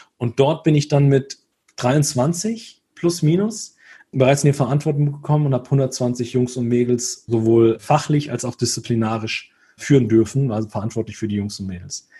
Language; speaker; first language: German; early bilingual, other home language; Italian